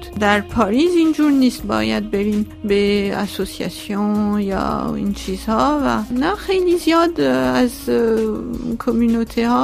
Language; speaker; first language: Persian; non-native, local second language; Armenian